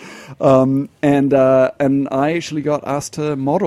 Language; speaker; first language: English; native; English